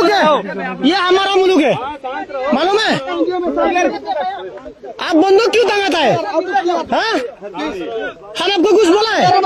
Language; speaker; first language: Hindi; non-native, learner; Bangla